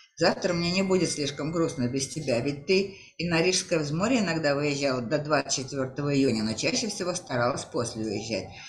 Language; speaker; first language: Russian; native; Russian